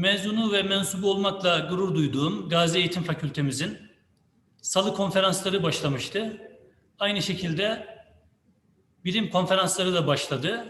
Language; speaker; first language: Turkish; native; Turkish